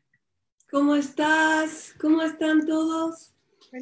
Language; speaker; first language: Spanish; non-native, fluent; English